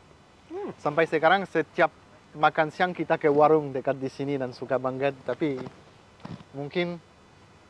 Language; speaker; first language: Indonesian; non-native, fluent; French